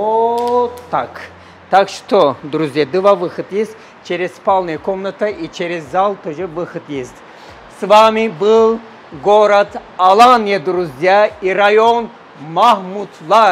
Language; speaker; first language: Russian; non-native, fluent; Turkish